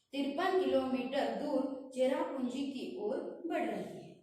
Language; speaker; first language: Hindi; non-native, local second language; Kannada